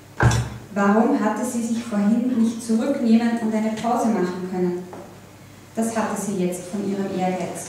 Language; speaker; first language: German; native; German